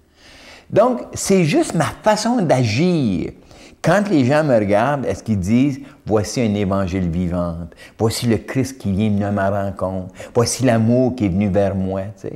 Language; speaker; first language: French; native; French